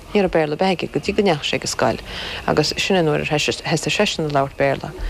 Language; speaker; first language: Irish; native; Irish